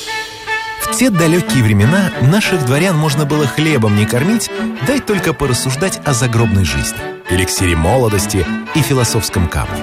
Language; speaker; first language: Russian; native; Russian